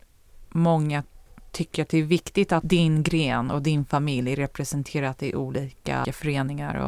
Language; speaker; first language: Swedish; early bilingual, heritage; Swedish